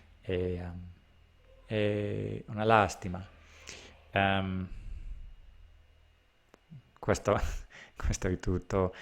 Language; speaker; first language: Italian; non-native, learner; English